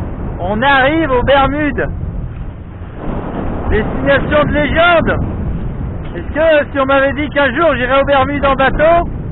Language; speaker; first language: French; native; French